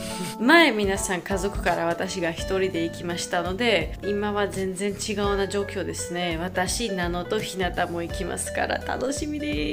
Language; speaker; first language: Japanese; non-native, learner; Georgian